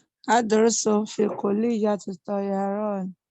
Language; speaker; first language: Arabic; non-native, learner; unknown